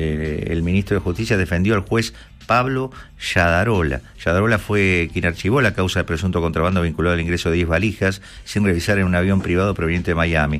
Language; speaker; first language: Spanish; native; Spanish